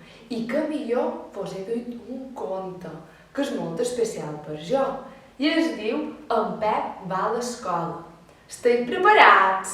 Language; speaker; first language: Catalan; native; Catalan